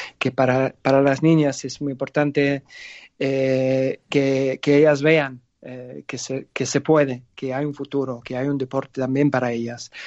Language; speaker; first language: Spanish; non-native, fluent; English